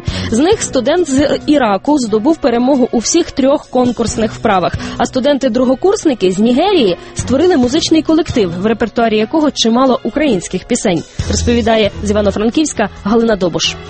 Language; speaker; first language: Ukrainian; native; Ukrainian